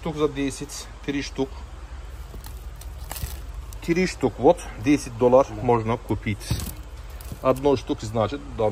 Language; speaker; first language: Russian; non-native, learner; Turkish